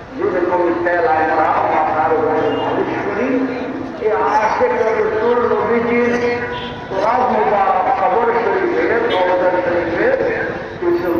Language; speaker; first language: Bangla; native; Bangla